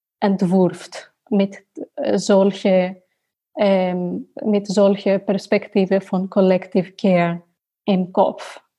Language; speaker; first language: German; non-native, learner; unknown